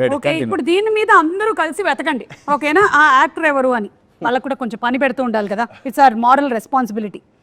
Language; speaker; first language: Telugu; non-native, local second language; Malayalam